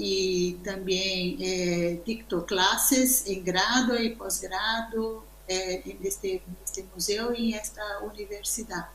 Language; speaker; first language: Spanish; non-native, learner; Portuguese